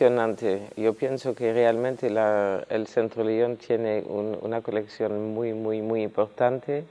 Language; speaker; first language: Spanish; non-native, fluent; Dutch